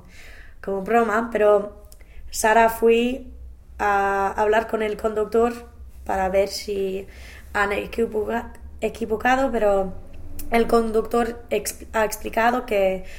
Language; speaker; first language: Spanish; non-native, learner; English